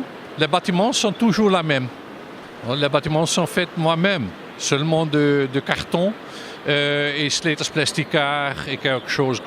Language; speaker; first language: French; non-native, learner; German